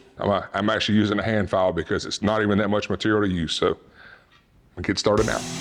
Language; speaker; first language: English; native; English